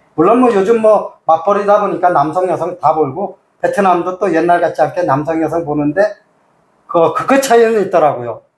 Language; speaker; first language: Korean; native; Korean